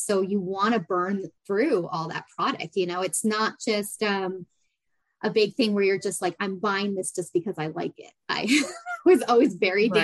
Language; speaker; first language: English; native; English